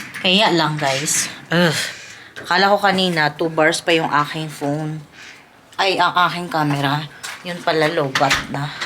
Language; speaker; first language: Filipino; non-native, local second language; Cebuano